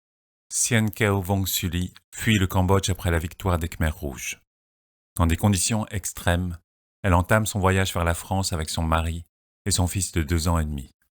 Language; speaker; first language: French; native; French